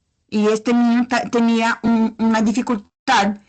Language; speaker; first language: Spanish; non-native, fluent; Portuguese